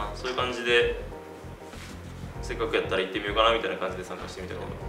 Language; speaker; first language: Japanese; native; Japanese